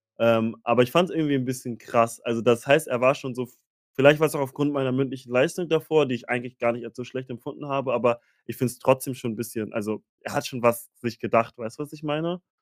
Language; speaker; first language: German; early bilingual, other home language; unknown